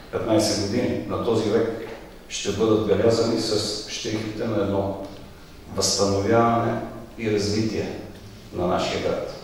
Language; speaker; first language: Bulgarian; native; Bulgarian